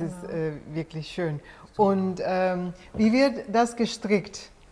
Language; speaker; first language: German; non-native, fluent; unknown